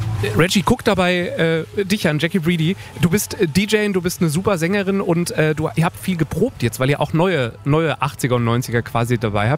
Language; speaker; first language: German; native; German